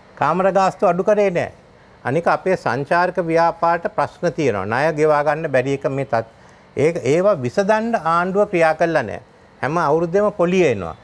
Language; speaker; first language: Sinhala; native; Sinhala